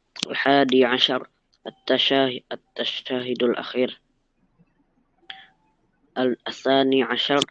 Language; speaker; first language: Arabic; non-native, learner; Indonesian